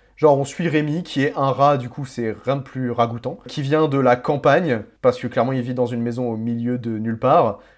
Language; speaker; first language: French; native; French